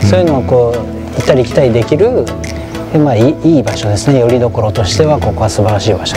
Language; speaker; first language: Japanese; native; Japanese